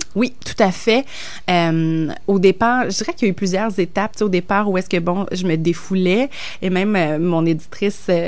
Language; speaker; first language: French; native; French